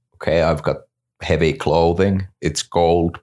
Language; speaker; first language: English; non-native, fluent; Finnish